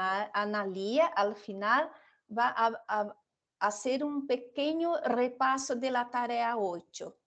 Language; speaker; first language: Spanish; non-native, fluent; Portuguese